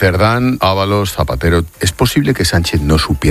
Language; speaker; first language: Spanish; native; Spanish